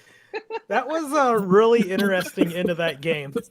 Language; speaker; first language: English; native; English